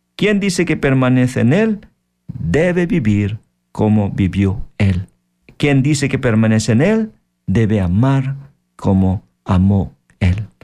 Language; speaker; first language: Spanish; non-native, fluent; Filipino